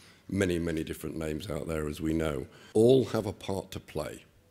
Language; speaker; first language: English; native; English